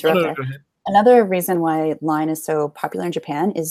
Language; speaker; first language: English; native; English